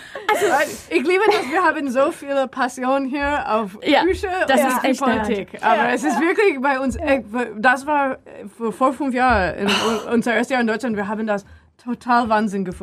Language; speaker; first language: German; non-native, learner; English